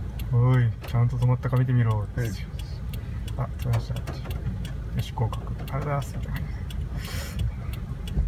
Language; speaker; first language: Japanese; native; Japanese